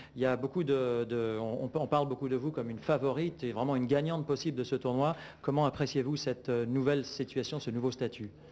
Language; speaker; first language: French; native; French